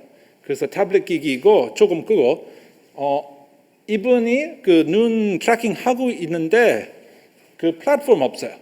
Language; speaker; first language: Korean; non-native, learner; English